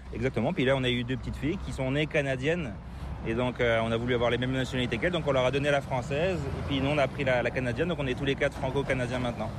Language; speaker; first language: French; native; French